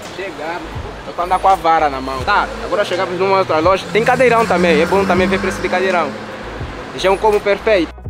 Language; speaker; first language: Portuguese; native; Portuguese